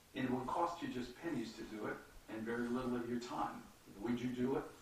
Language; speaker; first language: English; native; English